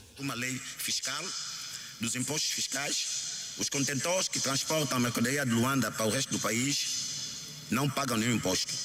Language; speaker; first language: Portuguese; non-native, local second language; Kongo